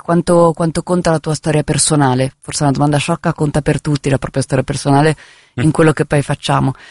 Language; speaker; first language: Italian; native; Italian